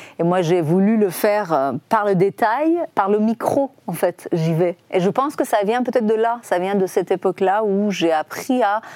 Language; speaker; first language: French; non-native, fluent; Persian